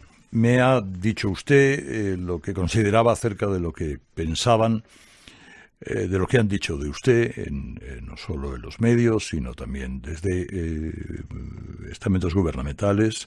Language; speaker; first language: Spanish; native; Spanish